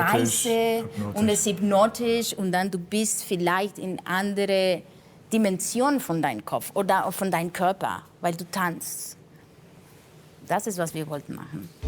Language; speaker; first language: German; non-native, fluent; Spanish